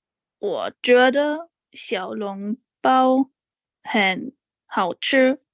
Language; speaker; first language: Chinese; non-native, learner; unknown